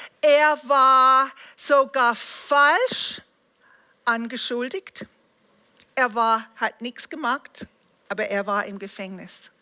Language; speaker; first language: German; non-native, fluent; English